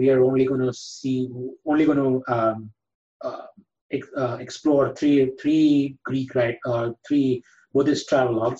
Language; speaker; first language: English; non-native, local second language; Gujarati